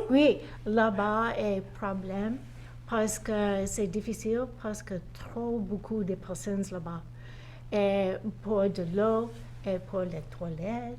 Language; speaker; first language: French; non-native, learner; English